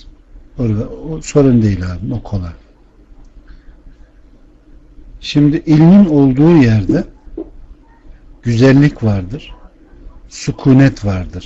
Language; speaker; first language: Turkish; native; Turkish